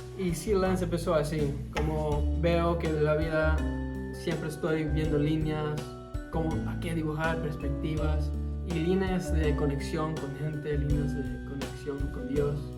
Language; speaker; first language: Spanish; early bilingual, heritage; Spanish